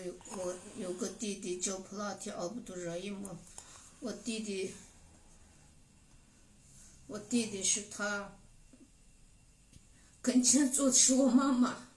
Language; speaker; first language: Chinese; non-native, local second language; Uyghur